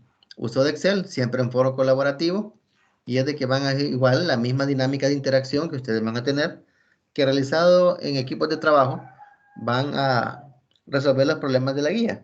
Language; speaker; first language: Spanish; native; Spanish